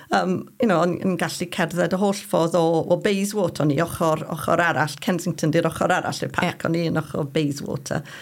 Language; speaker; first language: Welsh; non-native, fluent; English